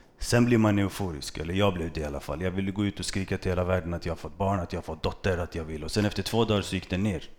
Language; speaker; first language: Swedish; early bilingual, other home language; Kurdish